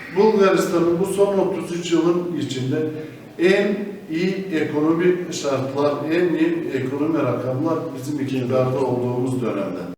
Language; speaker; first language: Turkish; native; Turkish